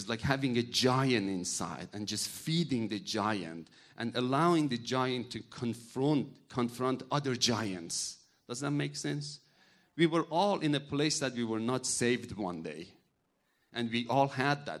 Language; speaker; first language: English; non-native, fluent; Persian